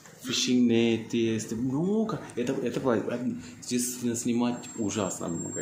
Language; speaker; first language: Russian; non-native, learner; Malayalam